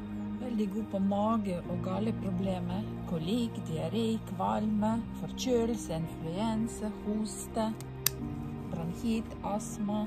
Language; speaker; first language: Norwegian; non-native, fluent; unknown